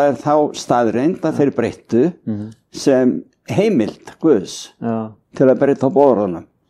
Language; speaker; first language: Icelandic; native; Icelandic